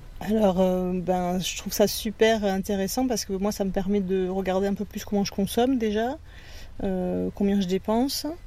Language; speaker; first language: French; native; French